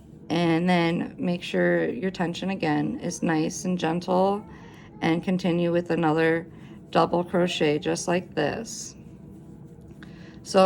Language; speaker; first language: English; native; English